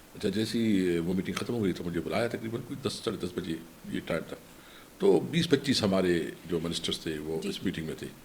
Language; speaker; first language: Urdu; non-native, local second language; Pashto